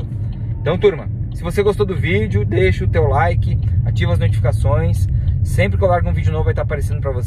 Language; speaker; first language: Portuguese; native; Portuguese